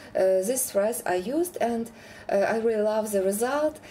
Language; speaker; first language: English; non-native, fluent; Ukrainian